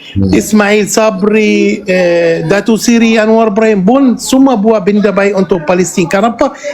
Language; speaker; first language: Malay; non-native, fluent; Arabic